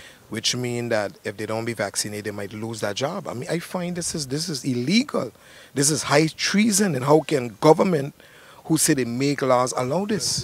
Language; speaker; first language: English; native; English